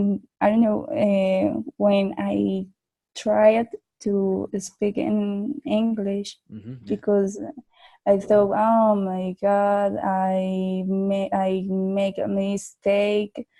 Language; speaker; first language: English; non-native, learner; Spanish